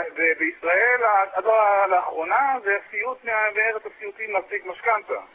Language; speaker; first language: Hebrew; native; Hebrew